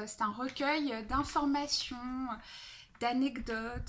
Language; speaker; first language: French; native; French